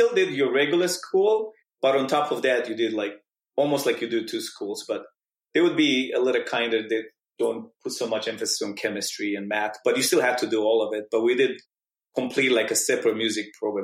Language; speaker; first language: English; non-native, fluent; Romanian